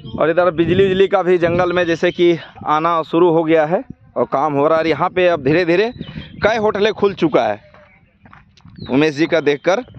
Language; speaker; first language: Hindi; native; Hindi